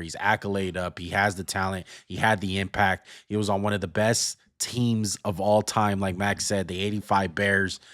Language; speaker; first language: English; native; English